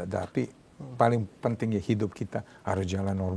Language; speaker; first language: Indonesian; non-native, fluent; Serbian